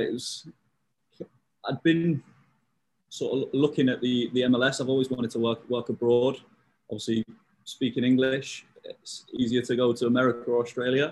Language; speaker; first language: English; native; English